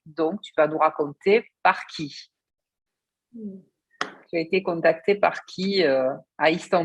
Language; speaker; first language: French; native; French